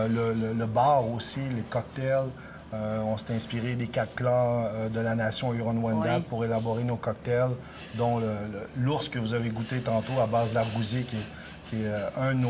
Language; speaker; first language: French; native; French